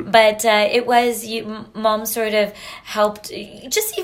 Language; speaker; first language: English; native; English